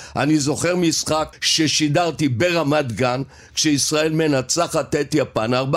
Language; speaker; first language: Hebrew; native; Hebrew